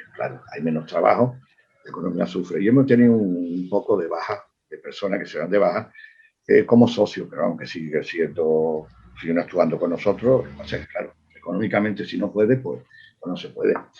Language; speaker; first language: Spanish; native; Spanish